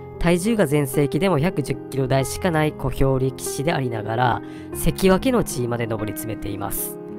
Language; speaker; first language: Japanese; native; Japanese